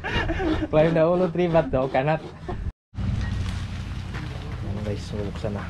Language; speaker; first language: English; non-native, learner; Filipino